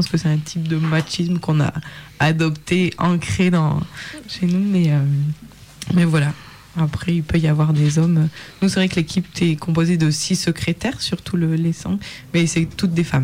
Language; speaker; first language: French; native; French